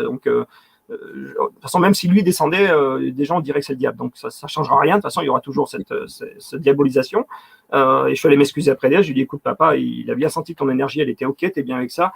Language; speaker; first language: French; native; French